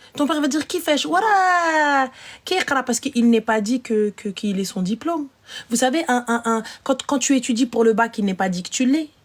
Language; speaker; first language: French; early bilingual, other home language; Arabic